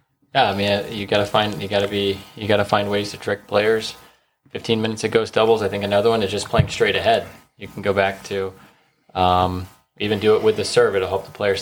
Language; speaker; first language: English; native; English